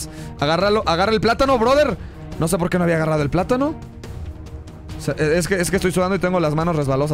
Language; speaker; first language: Spanish; native; Spanish